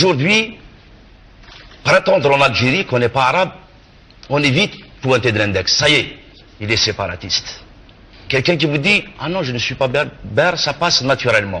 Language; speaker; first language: French; non-native, local second language; Kabyle